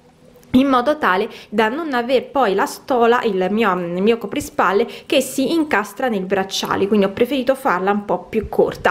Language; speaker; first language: Italian; native; Italian